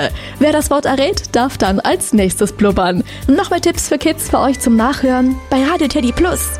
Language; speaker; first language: German; native; German